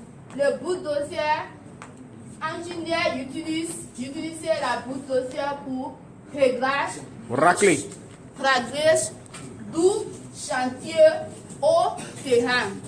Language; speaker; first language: French; non-native, learner; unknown